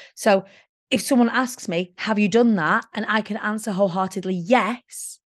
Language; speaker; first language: English; native; English